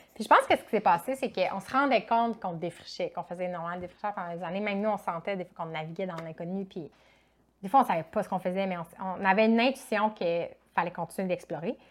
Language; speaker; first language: French; native; French